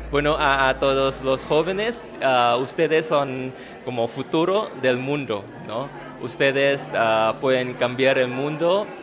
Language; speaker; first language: Spanish; non-native, fluent; Thai